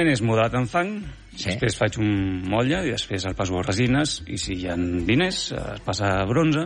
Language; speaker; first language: Catalan; native; Catalan